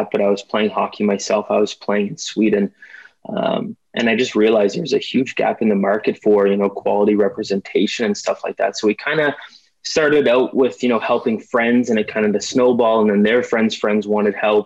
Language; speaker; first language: English; native; English